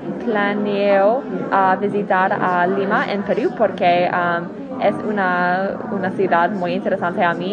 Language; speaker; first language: Spanish; non-native, learner; English